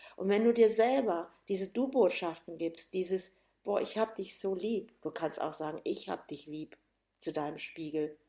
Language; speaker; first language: German; native; German